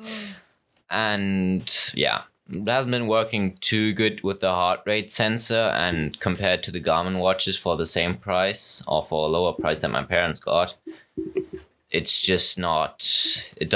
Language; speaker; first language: English; non-native, fluent; German